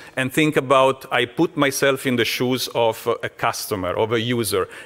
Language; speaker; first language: English; non-native, fluent; Italian